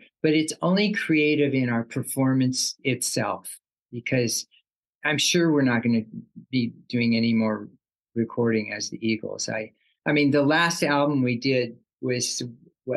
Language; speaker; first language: English; native; English